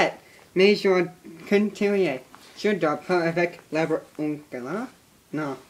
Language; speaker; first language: French; non-native, learner; English